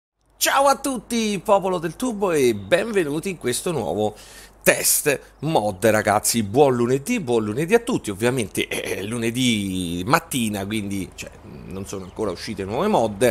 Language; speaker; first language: Italian; native; Italian